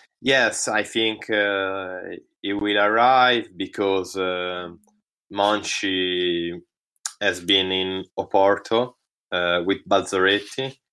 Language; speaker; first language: English; non-native, learner; Italian